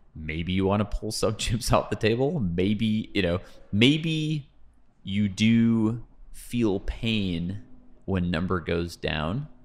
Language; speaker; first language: English; native; English